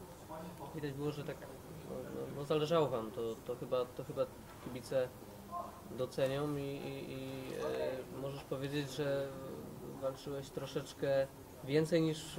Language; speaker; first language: Polish; native; Polish